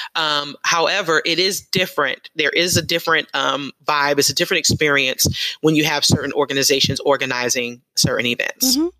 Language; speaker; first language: English; native; English